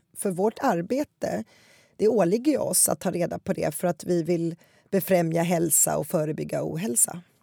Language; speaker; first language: Swedish; native; Swedish